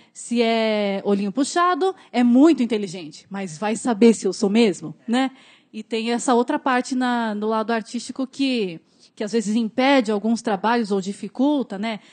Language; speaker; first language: Portuguese; native; Portuguese